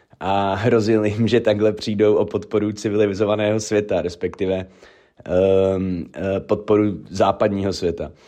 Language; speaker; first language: Czech; native; Czech